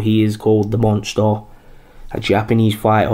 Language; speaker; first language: English; native; English